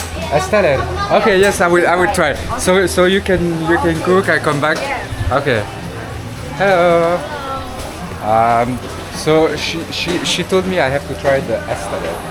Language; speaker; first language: English; non-native, learner; French